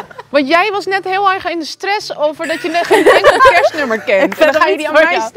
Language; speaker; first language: Dutch; native; Dutch